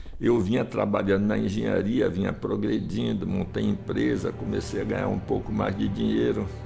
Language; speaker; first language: Portuguese; early bilingual, other home language; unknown